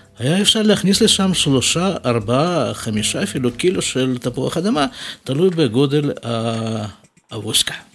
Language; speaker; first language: Hebrew; non-native, fluent; Russian